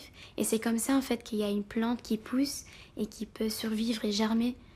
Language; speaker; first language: French; native; French